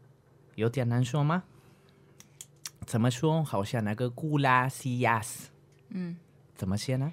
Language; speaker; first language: Chinese; non-native, learner; Spanish